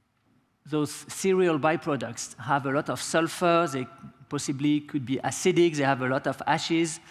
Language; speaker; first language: English; non-native, fluent; French